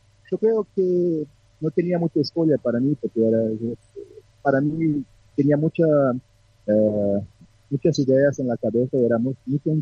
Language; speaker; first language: Spanish; non-native, learner; Portuguese